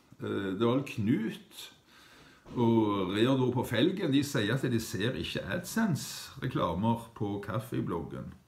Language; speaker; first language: Norwegian; native; Norwegian